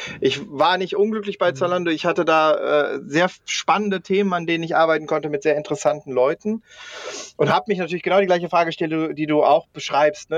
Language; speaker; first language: German; native; German